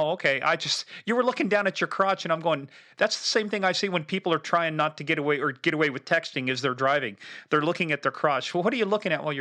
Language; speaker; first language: English; native; English